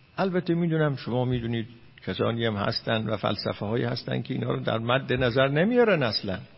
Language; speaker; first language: Persian; non-native, local second language; Azerbaijani